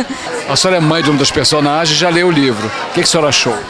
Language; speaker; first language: Portuguese; native; Portuguese